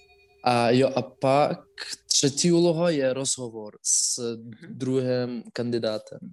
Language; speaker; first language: Czech; non-native, learner; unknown